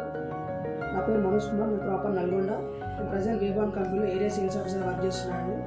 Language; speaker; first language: Telugu; native; Telugu